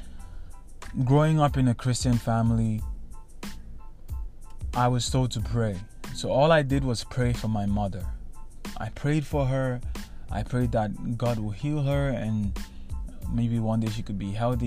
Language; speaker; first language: English; non-native, local second language; Igbo